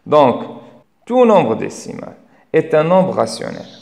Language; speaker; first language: French; non-native, local second language; Arabic